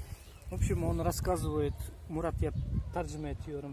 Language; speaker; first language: Russian; non-native, local second language; Kyrgyz